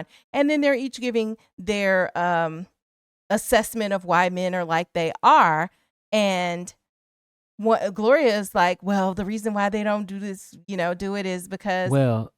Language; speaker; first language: English; native; English